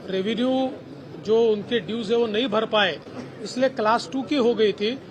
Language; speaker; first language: Hindi; non-native, local second language; Marathi